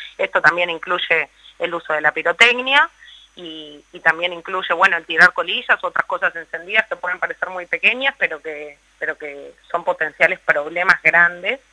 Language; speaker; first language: Spanish; native; Spanish